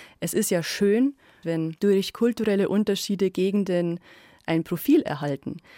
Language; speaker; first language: German; native; German